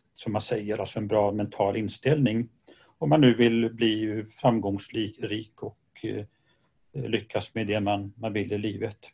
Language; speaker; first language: Swedish; native; Swedish